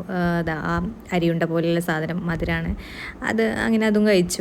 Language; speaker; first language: Malayalam; native; Malayalam